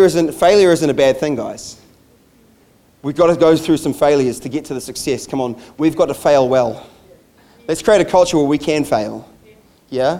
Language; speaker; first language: English; native; English